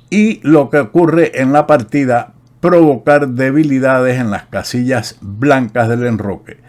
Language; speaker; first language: Spanish; native; Spanish